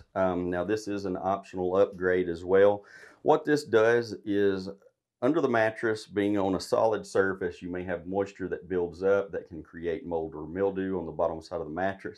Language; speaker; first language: English; native; English